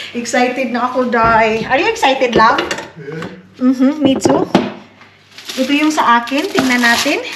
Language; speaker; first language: Filipino; non-native, local second language; Cebuano